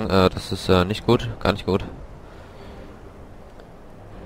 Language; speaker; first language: German; native; German